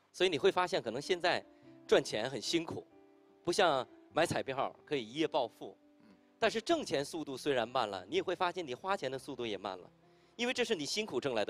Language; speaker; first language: Chinese; native; Chinese